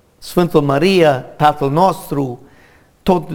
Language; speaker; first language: Romanian; non-native, learner; English